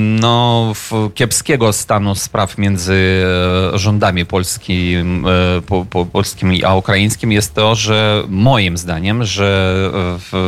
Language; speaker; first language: Polish; non-native, fluent; Ukrainian